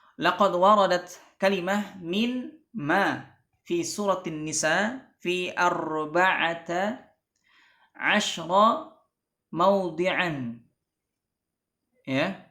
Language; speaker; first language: Arabic; non-native, fluent; Indonesian